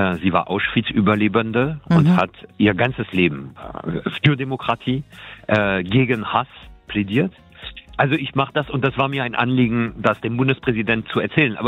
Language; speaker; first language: German; non-native, fluent; French